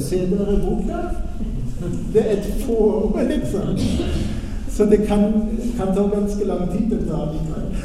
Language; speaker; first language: Norwegian; non-native, fluent; German